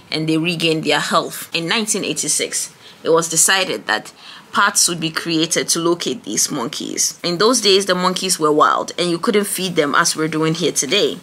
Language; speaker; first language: English; non-native, local second language; Ewe